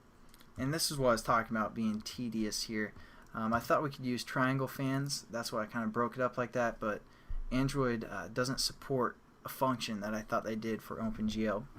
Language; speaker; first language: English; native; English